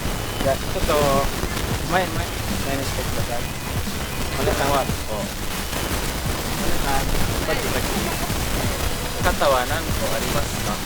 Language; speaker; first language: Japanese; non-native, learner; Indonesian